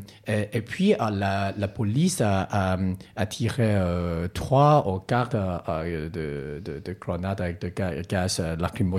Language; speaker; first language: French; non-native, learner; Cantonese